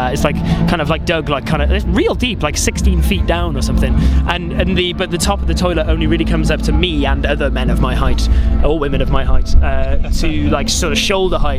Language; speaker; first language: English; native; English